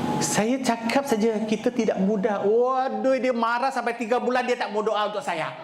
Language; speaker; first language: Malay; non-native, local second language; Chinese